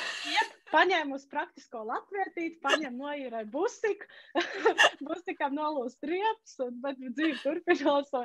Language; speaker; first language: Latvian; native; Latvian